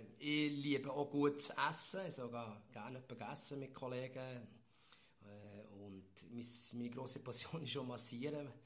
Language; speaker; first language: German; native; German